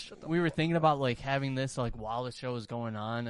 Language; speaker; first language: English; native; English